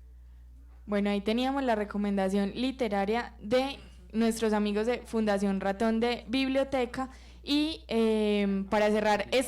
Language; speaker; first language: Spanish; native; Spanish